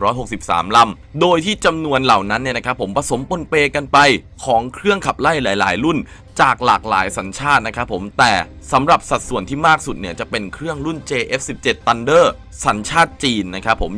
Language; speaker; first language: Thai; native; Thai